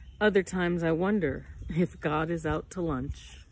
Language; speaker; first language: English; native; English